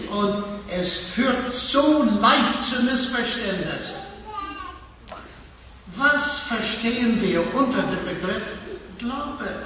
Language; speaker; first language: German; non-native, fluent; English